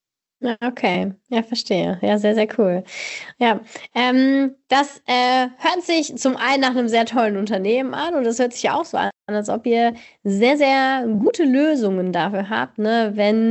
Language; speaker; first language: German; native; German